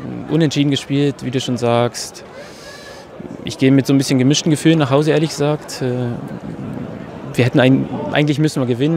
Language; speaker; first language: German; native; German